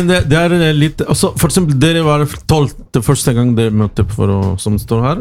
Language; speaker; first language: Norwegian; non-native, learner; Spanish